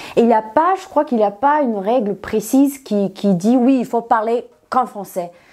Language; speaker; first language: French; non-native, fluent; Serbian